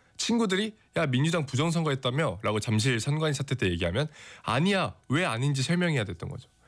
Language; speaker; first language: Korean; native; Korean